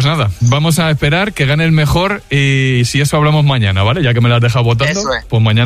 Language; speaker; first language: Spanish; native; Spanish